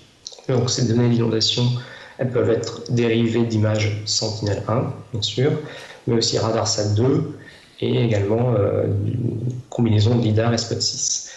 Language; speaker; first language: French; native; French